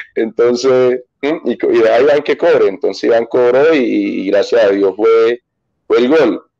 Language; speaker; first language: Spanish; native; Spanish